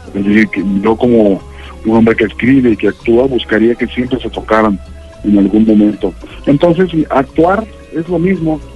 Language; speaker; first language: Spanish; native; Spanish